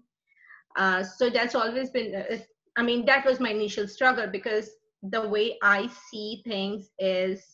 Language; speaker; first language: English; non-native, local second language; Hindi